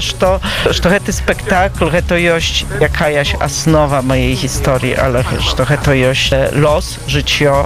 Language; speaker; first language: Polish; non-native, local second language; Belarusian